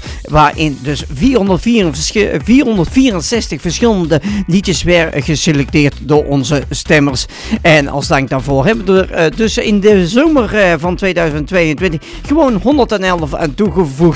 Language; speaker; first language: Dutch; native; Dutch